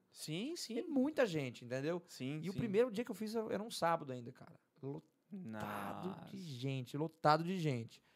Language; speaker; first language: Portuguese; native; Portuguese